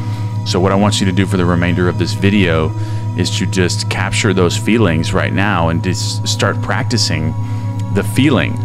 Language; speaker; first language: English; native; English